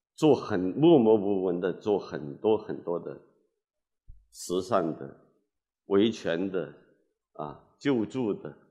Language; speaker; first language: Chinese; native; Chinese